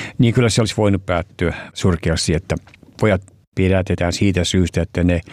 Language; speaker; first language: Finnish; early bilingual, heritage; Finnish